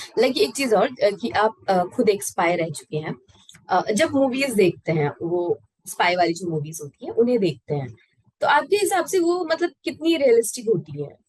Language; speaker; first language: Hindi; native; Hindi